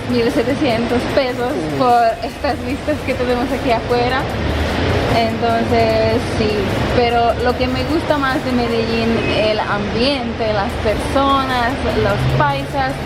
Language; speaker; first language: Spanish; non-native, fluent; Hungarian